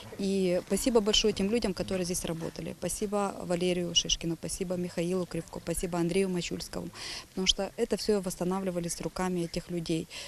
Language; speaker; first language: Russian; native; Russian